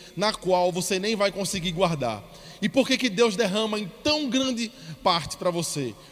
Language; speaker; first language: Portuguese; non-native, fluent; English